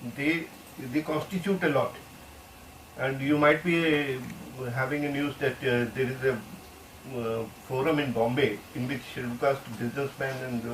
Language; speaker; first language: English; non-native, local second language; Hindi